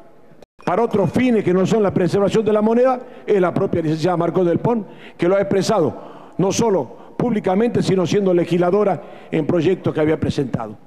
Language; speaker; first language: Spanish; native; Spanish